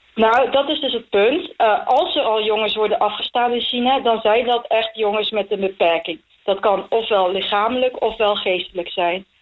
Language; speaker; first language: Dutch; early bilingual, other home language; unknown